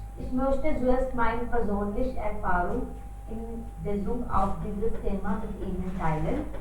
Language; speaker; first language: German; non-native, learner; Hindi